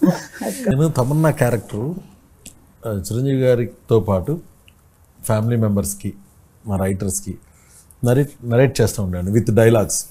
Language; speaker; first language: Telugu; native; Telugu